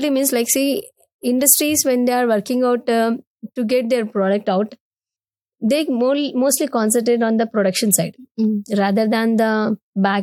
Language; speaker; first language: English; non-native, local second language; Telugu